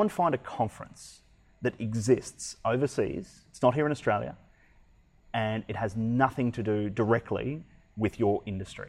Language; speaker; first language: English; native; English